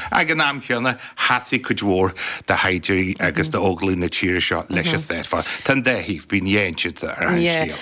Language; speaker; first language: Irish; native; Irish